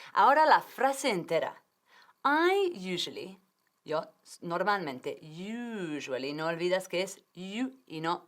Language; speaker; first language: Spanish; non-native, fluent; English